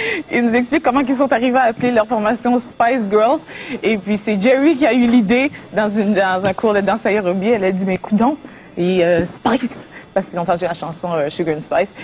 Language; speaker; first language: French; native; French